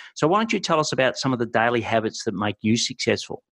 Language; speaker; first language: English; native; English